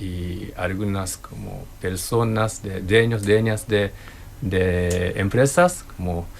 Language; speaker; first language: Spanish; non-native, learner; Japanese